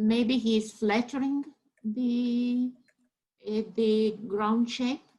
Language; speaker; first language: English; non-native, learner; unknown